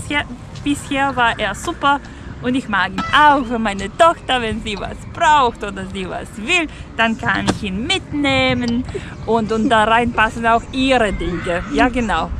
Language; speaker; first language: German; non-native, fluent; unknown